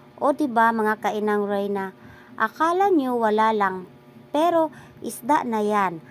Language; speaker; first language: Filipino; non-native, local second language; Cebuano